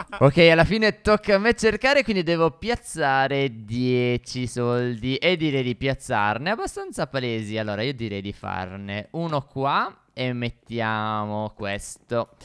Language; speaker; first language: Italian; native; Italian